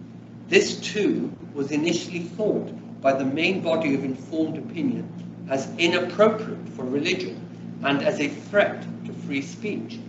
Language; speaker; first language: English; early bilingual, other home language; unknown